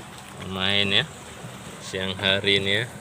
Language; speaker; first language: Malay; non-native, local second language; Javanese